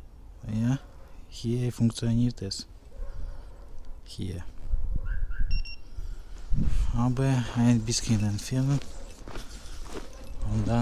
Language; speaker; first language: German; non-native, learner; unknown